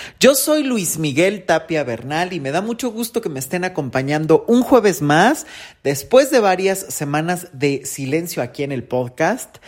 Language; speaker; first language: Spanish; native; Spanish